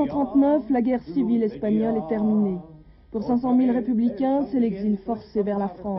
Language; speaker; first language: French; native; French